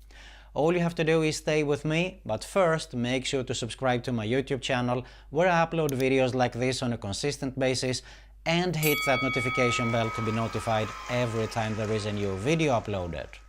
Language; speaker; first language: English; non-native, fluent; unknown